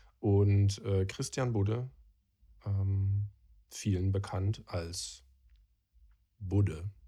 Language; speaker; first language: German; native; German